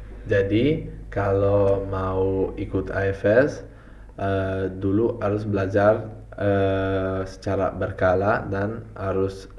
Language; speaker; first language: Indonesian; non-native, fluent; Italian